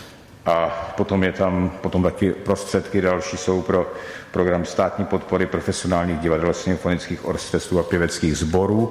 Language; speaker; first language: Czech; native; Czech